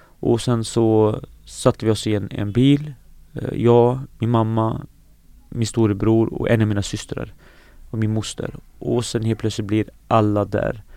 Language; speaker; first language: Swedish; early bilingual, other home language; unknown